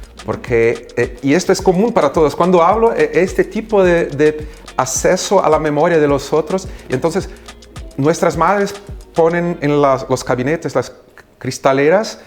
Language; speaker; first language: Spanish; non-native, fluent; Portuguese